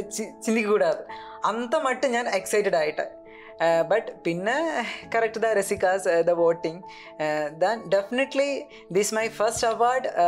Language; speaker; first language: Tamil; non-native, learner; Malayalam